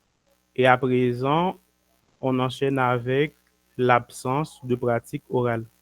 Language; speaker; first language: French; non-native, local second language; Haitian Creole